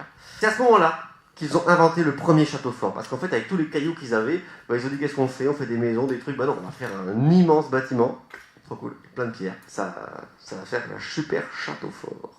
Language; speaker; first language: French; native; French